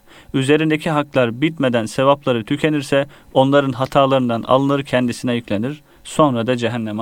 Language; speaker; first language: Turkish; native; Turkish